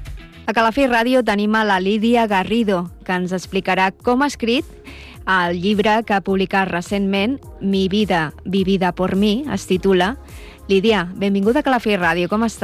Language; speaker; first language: Catalan; native; Catalan